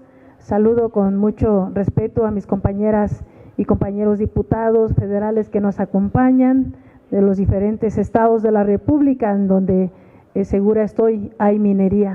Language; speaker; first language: Spanish; native; Spanish